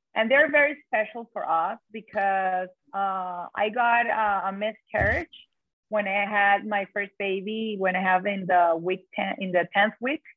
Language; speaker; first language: English; non-native, fluent; Spanish